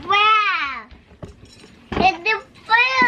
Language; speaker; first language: English; early bilingual, other home language; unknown